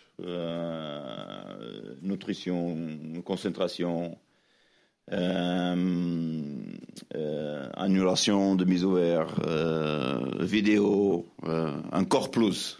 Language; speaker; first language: French; non-native, fluent; Portuguese